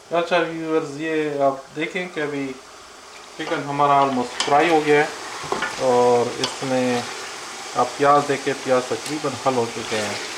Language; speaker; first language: Urdu; non-native, local second language; Pashto